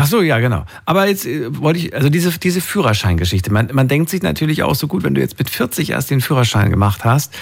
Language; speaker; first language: German; native; German